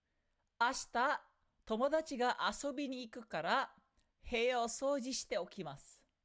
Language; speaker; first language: Japanese; non-native, fluent; English